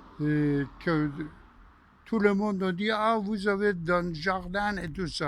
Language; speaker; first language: French; non-native, fluent; Persian